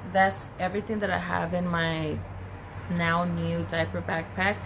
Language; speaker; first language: English; early bilingual, other home language; Spanish